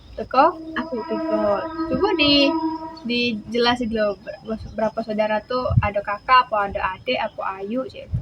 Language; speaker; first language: Indonesian; native; Indonesian